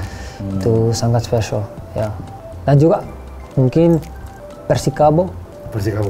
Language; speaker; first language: Indonesian; non-native, learner; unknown